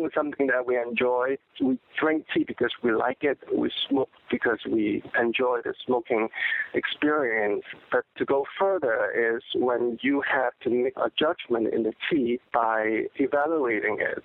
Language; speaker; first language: English; non-native, local second language; Cantonese